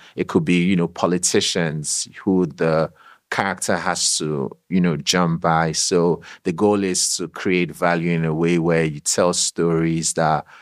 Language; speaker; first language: English; non-native, local second language; Yoruba